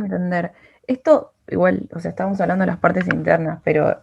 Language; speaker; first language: Spanish; native; Spanish